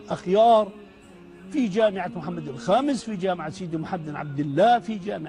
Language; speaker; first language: Arabic; native; Arabic